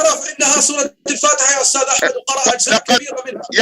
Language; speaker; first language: Arabic; native; Arabic